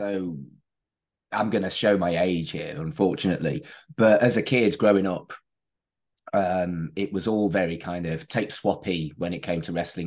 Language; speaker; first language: English; native; English